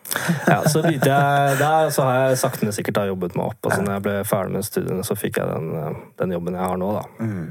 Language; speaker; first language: Norwegian; native; Norwegian